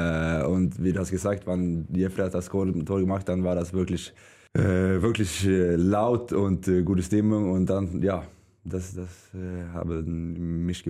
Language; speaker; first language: German; non-native, learner; Swedish